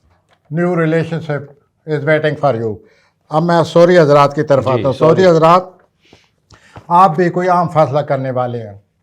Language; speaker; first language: Urdu; native; Urdu